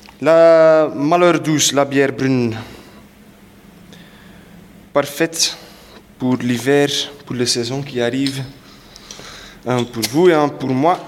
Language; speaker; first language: French; non-native, local second language; Dutch